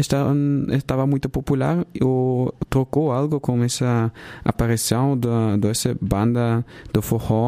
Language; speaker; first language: Portuguese; non-native, fluent; German